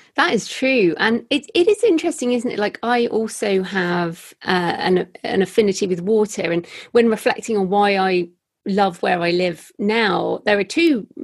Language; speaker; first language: English; native; English